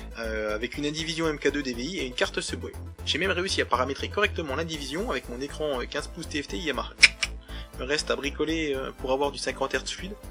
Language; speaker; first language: French; native; French